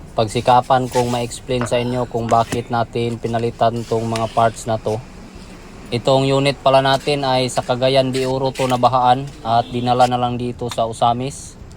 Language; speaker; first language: Filipino; non-native, local second language; Cebuano